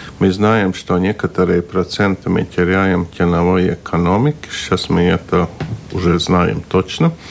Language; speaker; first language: Russian; non-native, local second language; Latvian